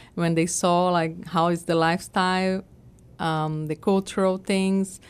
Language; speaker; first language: English; non-native, learner; Portuguese